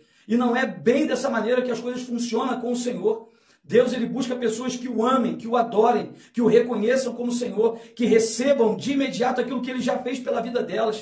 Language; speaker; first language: Portuguese; native; Portuguese